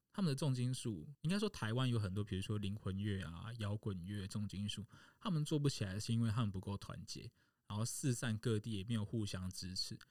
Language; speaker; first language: Chinese; native; Chinese